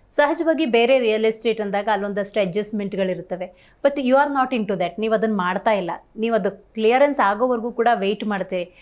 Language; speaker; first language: Kannada; native; Kannada